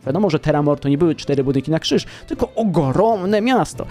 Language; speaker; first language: Polish; native; Polish